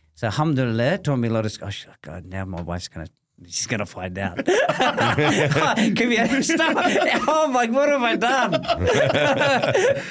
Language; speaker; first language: English; native; English